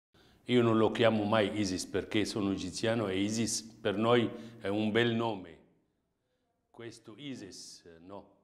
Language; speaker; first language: Italian; non-native, fluent; Arabic